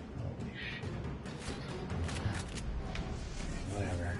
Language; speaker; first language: English; native; English